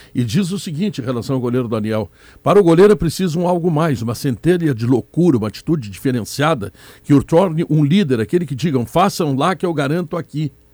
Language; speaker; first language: Portuguese; native; Portuguese